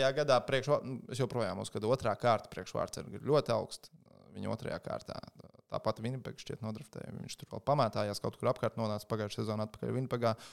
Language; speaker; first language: Latvian; native; Latvian